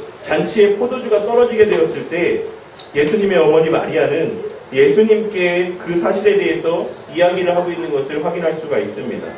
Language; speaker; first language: Korean; native; Korean